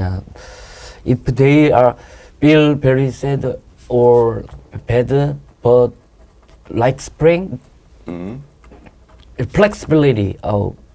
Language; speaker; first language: English; non-native, learner; Korean